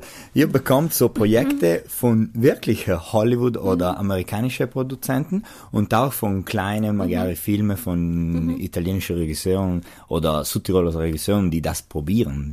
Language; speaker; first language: German; non-native, local second language; Italian